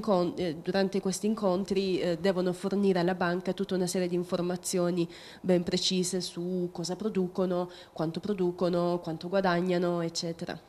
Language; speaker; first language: Italian; native; Italian